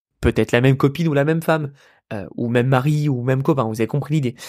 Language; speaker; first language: French; native; French